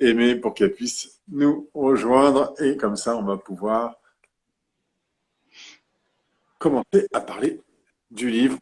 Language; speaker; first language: French; native; French